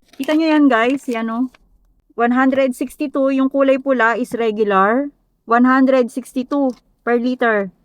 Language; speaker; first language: Filipino; native; Filipino